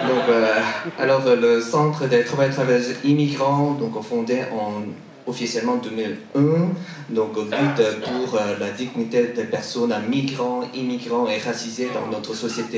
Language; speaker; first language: French; non-native, fluent; Korean